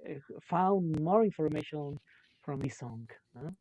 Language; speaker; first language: English; non-native, learner; Spanish